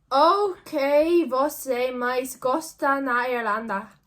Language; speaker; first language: Portuguese; non-native, learner; English